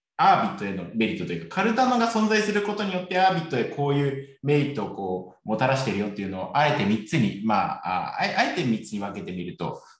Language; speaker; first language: Japanese; native; Japanese